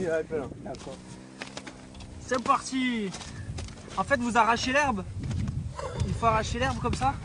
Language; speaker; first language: French; native; French